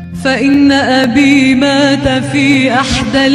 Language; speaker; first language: Arabic; non-native, fluent; Indonesian